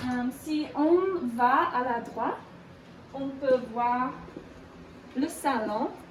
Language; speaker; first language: French; non-native, learner; English